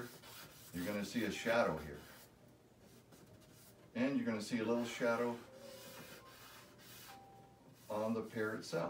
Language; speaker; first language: English; native; English